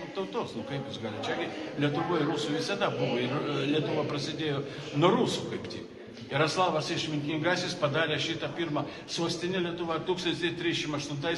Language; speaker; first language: Lithuanian; non-native, local second language; Russian